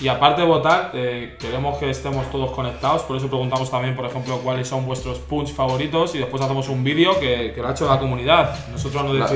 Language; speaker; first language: Spanish; native; Spanish